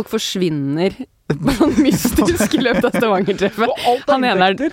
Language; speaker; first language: Norwegian; native; Norwegian